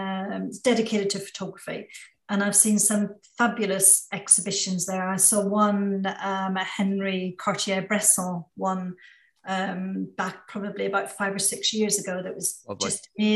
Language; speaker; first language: English; native; English